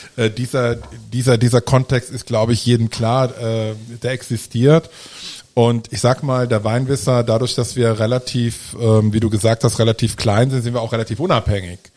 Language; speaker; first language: German; early bilingual, other home language; Italian